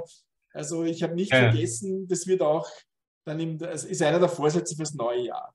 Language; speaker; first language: German; native; German